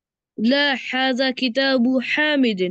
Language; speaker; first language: Arabic; non-native, learner; Urdu